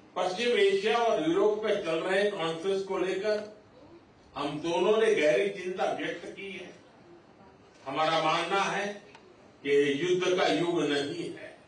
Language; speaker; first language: Hindi; non-native, local second language; Gujarati